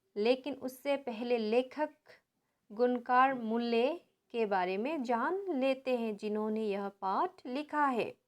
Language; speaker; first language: Hindi; non-native, local second language; Nepali